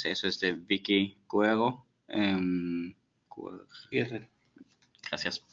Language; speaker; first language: Spanish; non-native, fluent; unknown